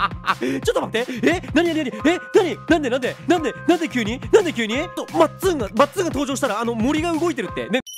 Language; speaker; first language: Japanese; native; Japanese